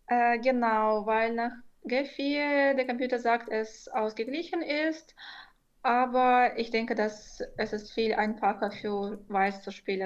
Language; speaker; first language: German; non-native, fluent; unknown